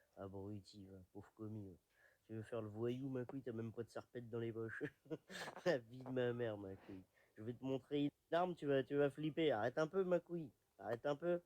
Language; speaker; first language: French; native; French